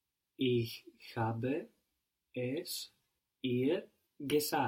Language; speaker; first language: German; non-native, learner; English